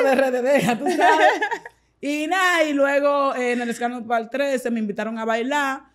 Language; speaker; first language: Spanish; native; Spanish